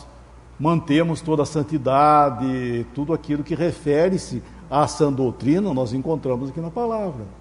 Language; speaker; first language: Portuguese; native; Portuguese